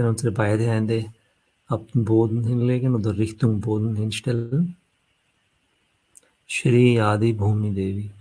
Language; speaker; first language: German; non-native, fluent; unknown